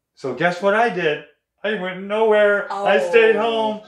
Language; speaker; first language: English; native; English